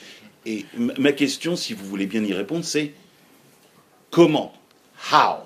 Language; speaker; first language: French; native; French